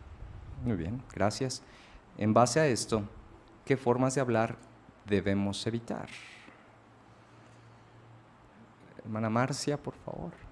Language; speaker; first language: Spanish; native; Spanish